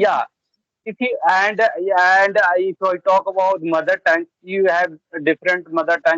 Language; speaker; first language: English; non-native, learner; Bhojpuri